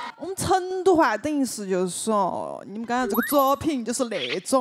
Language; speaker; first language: Chinese; native; Chinese